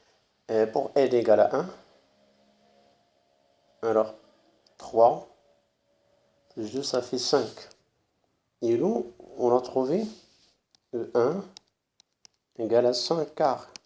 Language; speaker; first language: French; non-native, local second language; Arabic